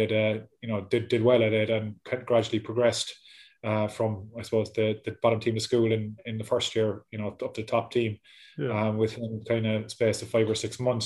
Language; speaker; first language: English; native; English